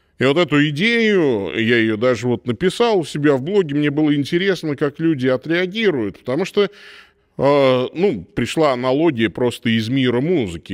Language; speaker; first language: Russian; native; Russian